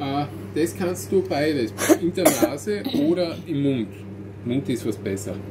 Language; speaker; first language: German; native; German